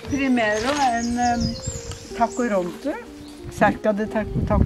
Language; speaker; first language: Spanish; non-native, learner; Norwegian